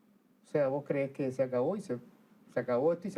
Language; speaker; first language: Spanish; native; Spanish